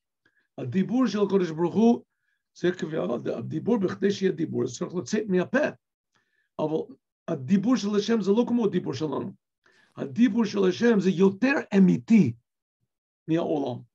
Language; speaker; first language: Hebrew; non-native, fluent; English